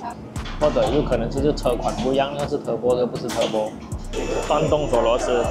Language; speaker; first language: Chinese; native; Chinese